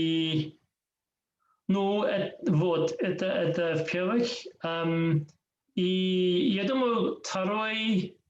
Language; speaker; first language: Russian; non-native, learner; English